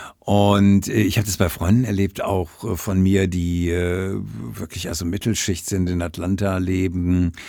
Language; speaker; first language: German; native; German